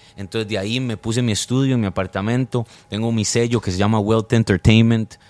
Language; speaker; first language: Spanish; non-native, fluent; French